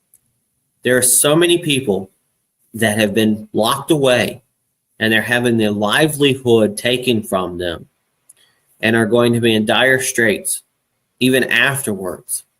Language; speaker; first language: English; native; English